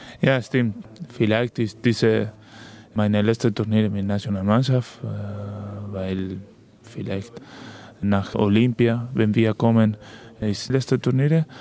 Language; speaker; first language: German; non-native, learner; Spanish